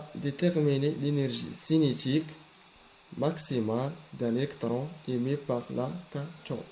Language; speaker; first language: French; non-native, local second language; Arabic